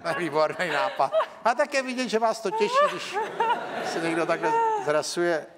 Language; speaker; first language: Czech; native; Czech